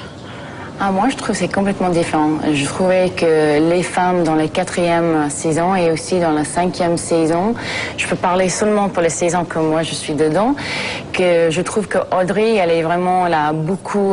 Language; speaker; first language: French; non-native, fluent; English